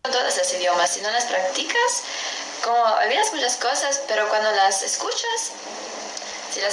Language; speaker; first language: Spanish; non-native, learner; German